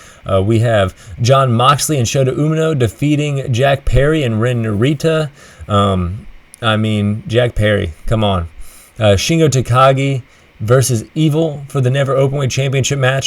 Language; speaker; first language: English; native; English